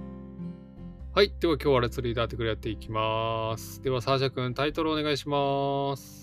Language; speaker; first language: Japanese; native; Japanese